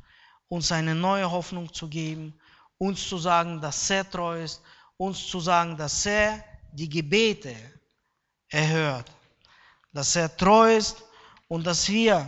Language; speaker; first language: German; non-native, fluent; Russian